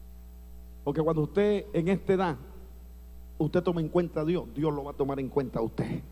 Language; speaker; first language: Spanish; native; Spanish